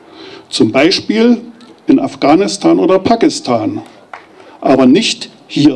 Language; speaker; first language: German; native; German